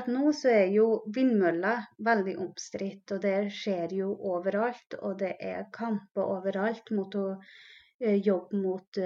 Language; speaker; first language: Norwegian; non-native, local second language; Northern Sami